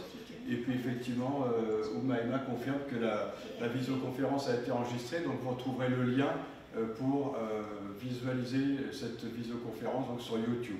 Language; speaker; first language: French; native; French